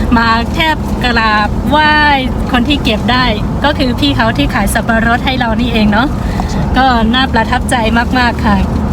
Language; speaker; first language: Thai; non-native, local second language; Shan